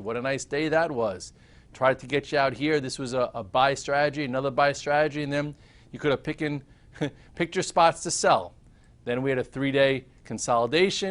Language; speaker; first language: English; native; English